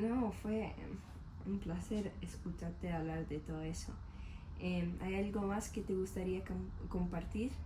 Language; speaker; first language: Spanish; non-native, learner; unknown